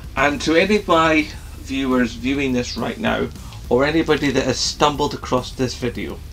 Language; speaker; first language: English; native; English